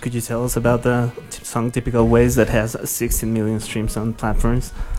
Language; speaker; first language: English; non-native, fluent; Spanish